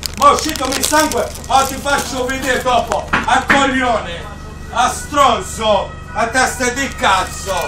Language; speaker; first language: Italian; non-native, learner; Arabic